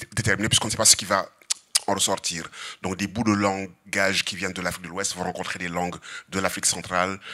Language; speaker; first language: French; non-native, local second language; Serer